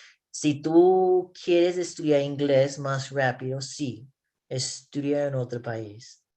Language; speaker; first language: Spanish; non-native, learner; English